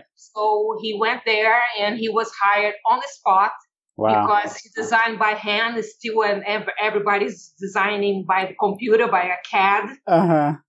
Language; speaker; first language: English; non-native, fluent; Portuguese